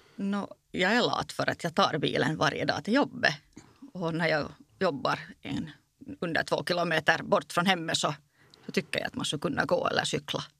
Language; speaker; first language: Swedish; native; Swedish